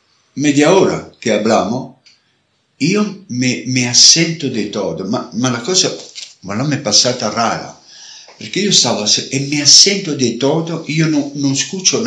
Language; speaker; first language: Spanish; non-native, learner; Italian